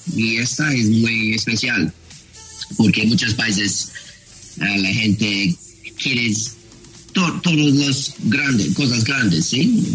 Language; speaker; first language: Spanish; non-native, learner; English